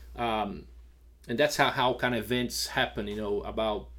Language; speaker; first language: English; non-native, fluent; Portuguese